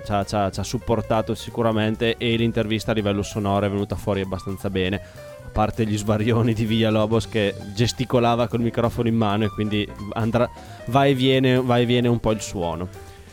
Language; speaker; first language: Italian; native; Italian